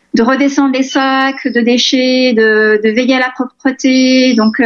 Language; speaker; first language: French; native; French